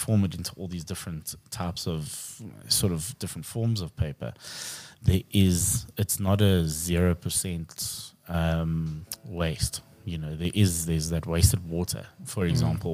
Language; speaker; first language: English; native; English